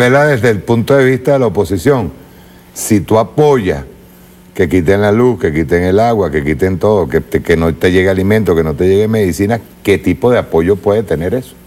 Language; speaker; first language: Spanish; native; Spanish